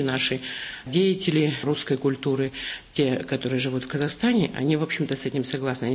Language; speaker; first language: Russian; non-native, local second language; Kazakh